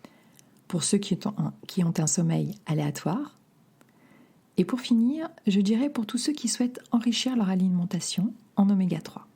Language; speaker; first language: French; native; French